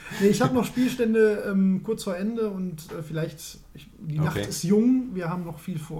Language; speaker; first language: German; native; German